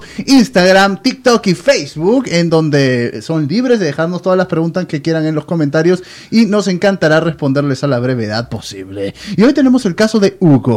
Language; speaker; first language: Spanish; native; Spanish